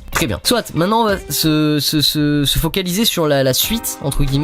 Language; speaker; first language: French; native; French